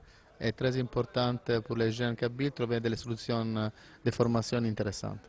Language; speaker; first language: French; non-native, learner; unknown